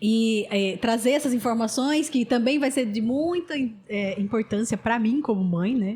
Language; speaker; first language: Portuguese; native; Portuguese